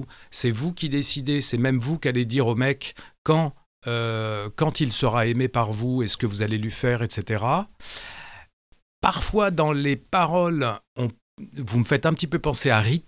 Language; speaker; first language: French; native; French